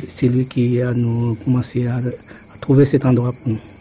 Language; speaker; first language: French; non-native, local second language; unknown